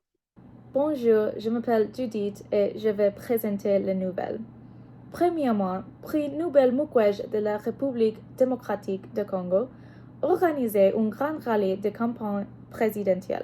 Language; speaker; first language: French; non-native, learner; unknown